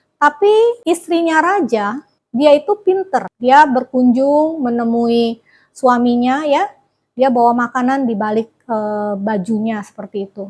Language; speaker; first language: Indonesian; native; Indonesian